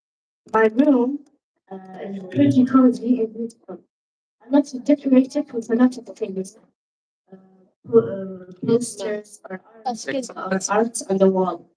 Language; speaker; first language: English; non-native, learner; Arabic